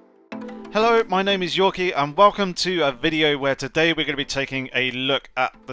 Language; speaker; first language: English; native; English